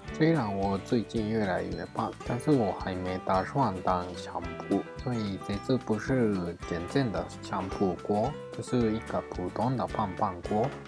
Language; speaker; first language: Chinese; non-native, fluent; Japanese